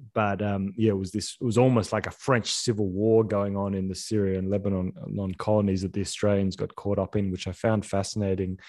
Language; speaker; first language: English; native; English